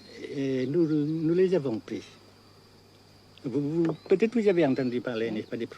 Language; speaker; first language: French; non-native, local second language; Vietnamese